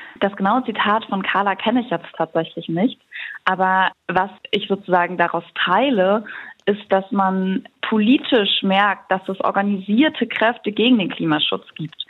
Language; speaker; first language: German; native; German